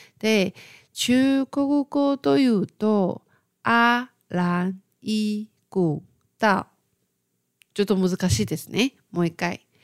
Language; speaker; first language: Japanese; non-native, fluent; Chinese